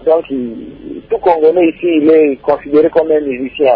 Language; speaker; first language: French; non-native, local second language; Swahili